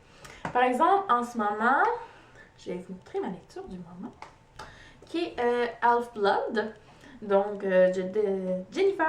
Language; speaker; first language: French; native; French